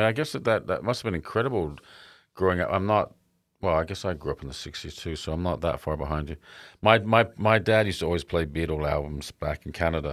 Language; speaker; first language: English; native; English